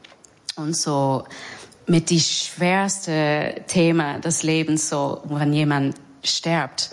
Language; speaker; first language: German; non-native, learner; English